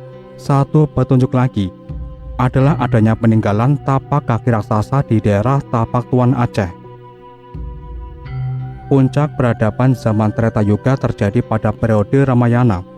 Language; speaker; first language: Indonesian; native; Indonesian